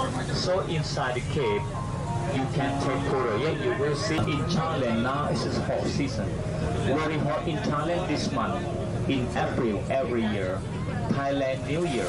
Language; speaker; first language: English; non-native, learner; Thai